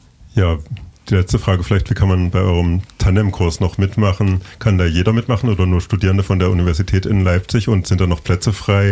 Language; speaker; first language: German; native; German